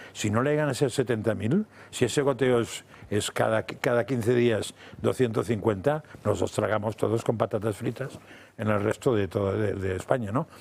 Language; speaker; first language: Spanish; native; Spanish